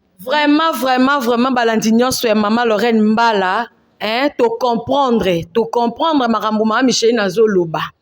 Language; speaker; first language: Lingala; non-native, local second language; Swahili